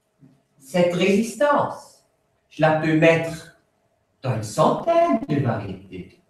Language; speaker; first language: French; non-native, fluent; Swiss German